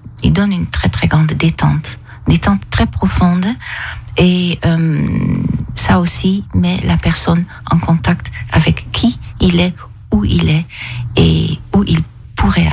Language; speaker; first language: French; non-native, fluent; Dutch